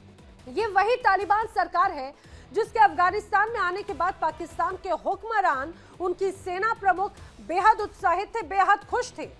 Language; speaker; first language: Hindi; native; Hindi